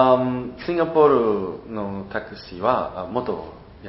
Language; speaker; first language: Japanese; non-native, learner; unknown